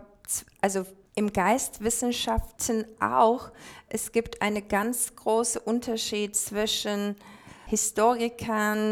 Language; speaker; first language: German; non-native, fluent; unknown